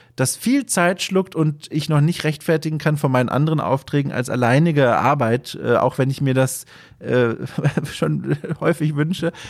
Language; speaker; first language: German; native; German